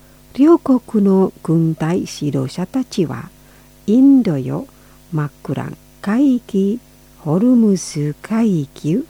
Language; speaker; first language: Japanese; non-native, fluent; Indonesian